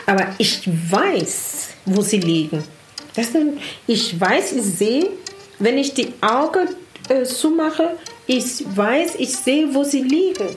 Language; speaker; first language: German; non-native, learner; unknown